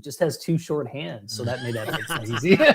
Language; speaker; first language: English; native; English